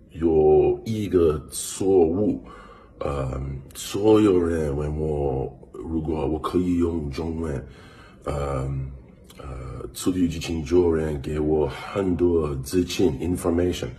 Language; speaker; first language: Chinese; non-native, learner; English